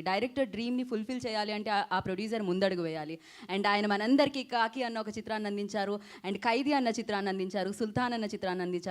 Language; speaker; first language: Telugu; native; Telugu